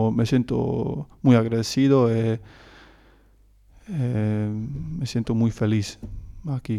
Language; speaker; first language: Spanish; non-native, learner; Croatian